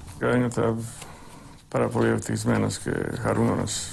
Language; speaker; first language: Greek; non-native, fluent; Croatian